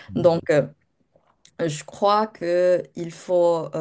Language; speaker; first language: French; non-native, fluent; Japanese